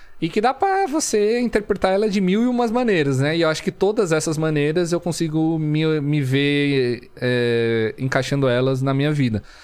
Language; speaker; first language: Portuguese; early bilingual, other home language; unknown